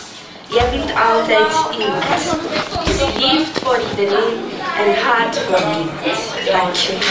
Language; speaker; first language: Dutch; non-native, learner; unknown